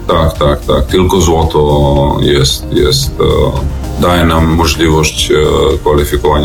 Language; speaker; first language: Polish; non-native, fluent; Serbian